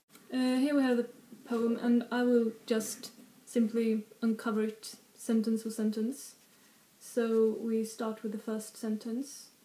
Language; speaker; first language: English; non-native, fluent; Swedish